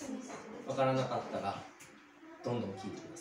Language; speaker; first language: Japanese; native; Japanese